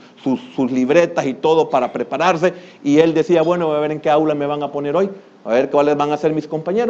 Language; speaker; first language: Spanish; native; Spanish